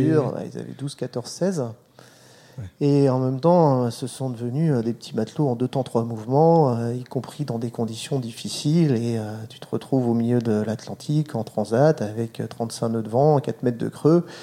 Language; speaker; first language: French; native; French